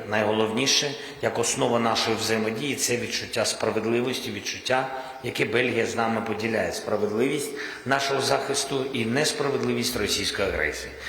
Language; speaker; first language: Ukrainian; non-native, local second language; Russian